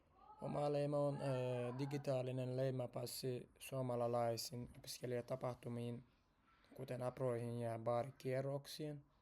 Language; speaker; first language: Finnish; non-native, learner; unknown